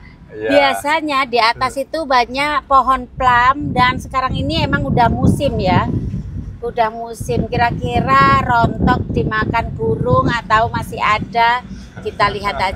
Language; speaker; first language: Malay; non-native, local second language; Javanese